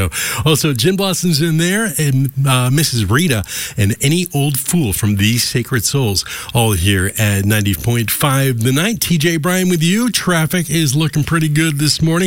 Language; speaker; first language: English; native; English